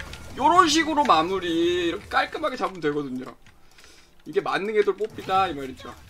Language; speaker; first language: Korean; native; Korean